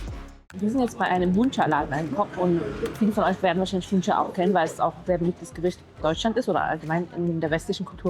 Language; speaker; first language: German; native; German